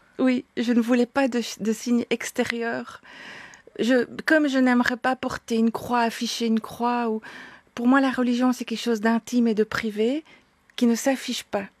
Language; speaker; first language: French; native; French